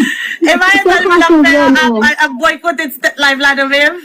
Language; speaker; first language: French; non-native, learner; Haitian Creole